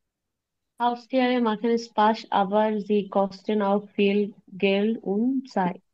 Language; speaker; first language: German; non-native, learner; Bangla